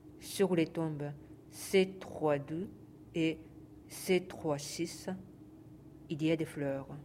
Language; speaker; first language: French; non-native, fluent; Japanese